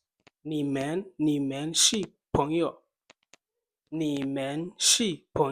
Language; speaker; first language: Chinese; non-native, fluent; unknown